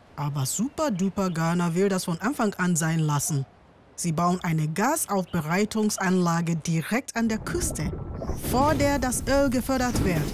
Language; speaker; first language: German; non-native, fluent; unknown